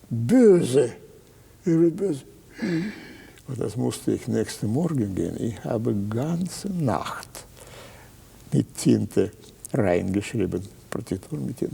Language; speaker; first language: German; non-native, fluent; Russian